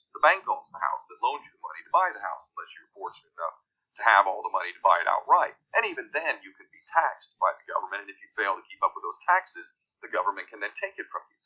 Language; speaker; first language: English; native; English